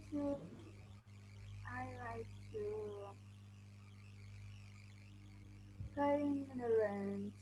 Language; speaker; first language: English; non-native, learner; Vietnamese